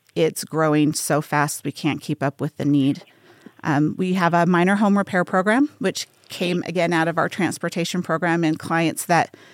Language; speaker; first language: English; native; English